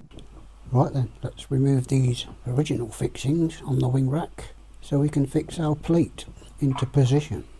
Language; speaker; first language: English; native; English